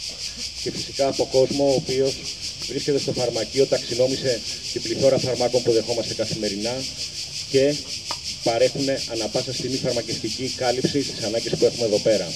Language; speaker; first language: Greek; native; Greek